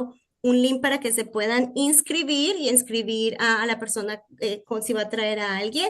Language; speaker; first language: Spanish; native; Spanish